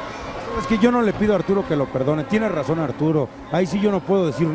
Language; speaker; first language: Spanish; native; Spanish